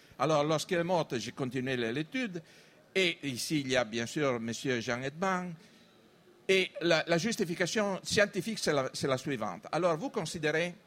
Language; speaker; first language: French; non-native, fluent; Italian